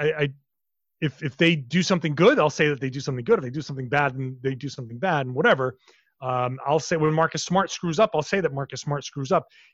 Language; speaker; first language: English; native; English